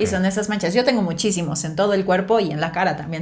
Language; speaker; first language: Spanish; native; Spanish